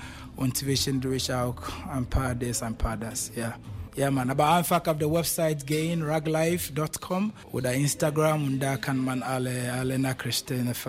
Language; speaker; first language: German; non-native, fluent; Akan